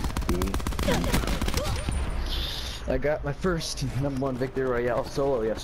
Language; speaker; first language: English; native; English